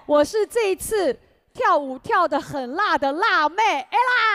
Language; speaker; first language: Chinese; native; Chinese